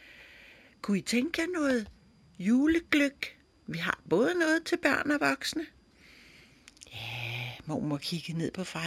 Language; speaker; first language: Danish; native; Danish